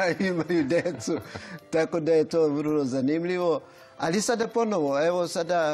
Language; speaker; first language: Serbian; non-native, fluent; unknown